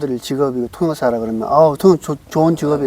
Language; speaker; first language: Korean; native; Korean